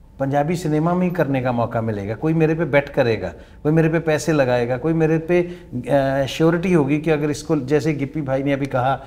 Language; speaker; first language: Hindi; non-native, local second language; Punjabi